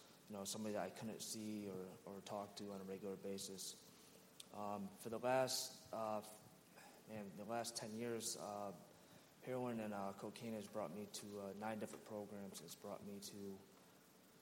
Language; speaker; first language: English; native; English